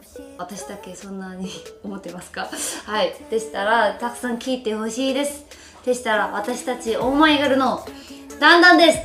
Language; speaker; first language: Japanese; non-native, learner; Korean